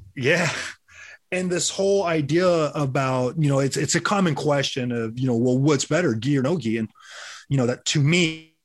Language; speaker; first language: English; early bilingual, other home language; Filipino